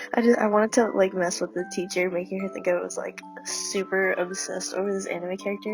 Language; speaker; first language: English; native; English